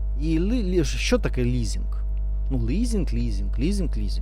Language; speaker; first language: Ukrainian; non-native, learner; Russian